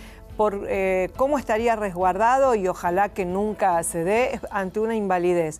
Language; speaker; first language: Spanish; native; Spanish